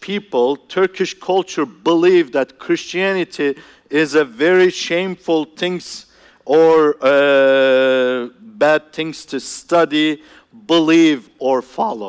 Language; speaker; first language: English; non-native, fluent; Turkish